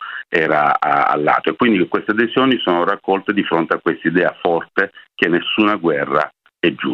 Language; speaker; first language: Italian; native; Italian